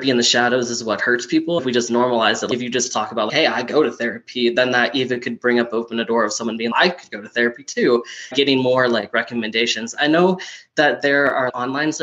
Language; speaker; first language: English; native; English